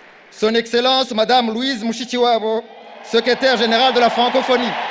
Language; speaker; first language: French; non-native, local second language; Kinyarwanda